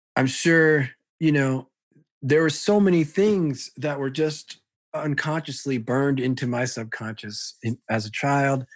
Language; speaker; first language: English; early bilingual, other home language; Italian